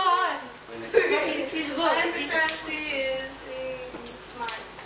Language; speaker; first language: English; non-native, learner; Korean